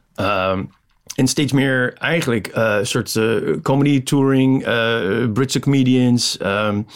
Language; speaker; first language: Dutch; non-native, fluent; English